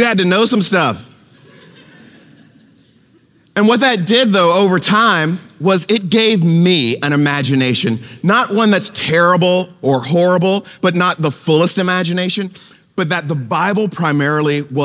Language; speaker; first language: English; native; English